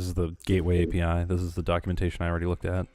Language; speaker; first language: English; native; English